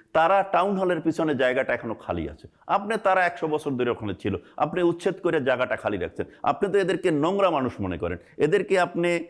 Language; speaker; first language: Bangla; native; Bangla